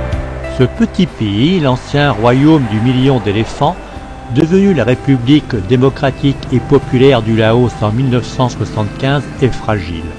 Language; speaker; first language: French; native; French